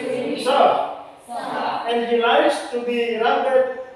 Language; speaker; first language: English; non-native, learner; Indonesian